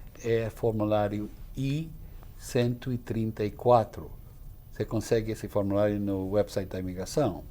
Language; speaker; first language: Portuguese; non-native, fluent; English